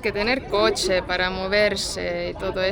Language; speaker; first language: Spanish; non-native, fluent; Portuguese